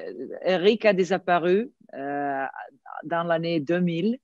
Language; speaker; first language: French; non-native, fluent; Italian